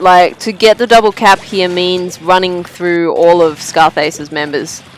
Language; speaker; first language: English; native; English